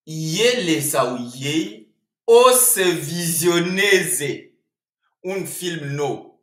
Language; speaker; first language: Romanian; non-native, fluent; French